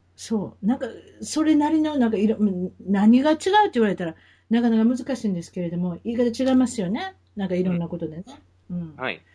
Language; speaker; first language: Japanese; native; Japanese